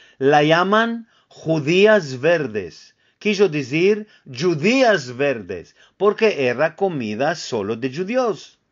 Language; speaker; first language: Spanish; early bilingual, heritage; Ladino